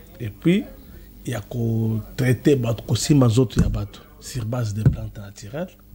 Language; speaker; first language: Lingala; non-native, local second language; Luba-Lulua